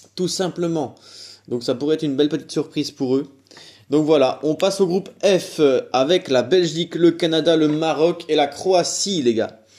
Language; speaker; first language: French; native; French